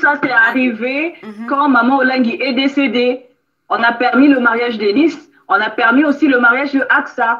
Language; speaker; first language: French; non-native, local second language; Lingala